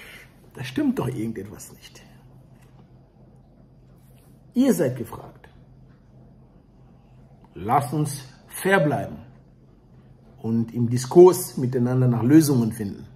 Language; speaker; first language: German; early bilingual, other home language; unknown